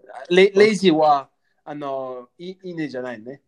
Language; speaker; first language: Japanese; non-native, learner; English